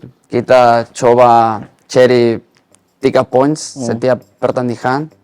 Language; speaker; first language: Indonesian; non-native, learner; Spanish